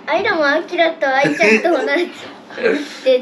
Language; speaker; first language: Japanese; early bilingual, other home language; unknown